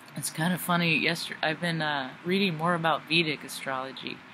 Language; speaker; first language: English; native; English